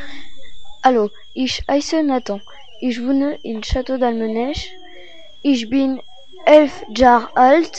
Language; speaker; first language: German; non-native, learner; French